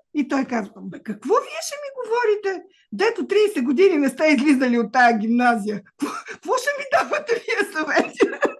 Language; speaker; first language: Bulgarian; native; Bulgarian